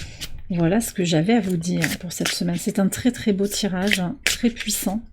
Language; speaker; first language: French; native; French